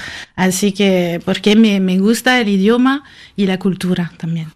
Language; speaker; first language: Spanish; non-native, fluent; French